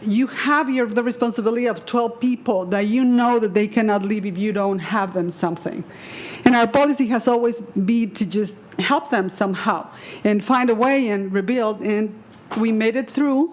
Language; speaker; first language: English; non-native, fluent; Spanish